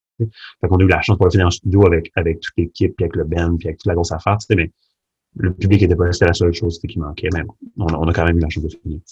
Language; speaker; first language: French; early bilingual, other home language; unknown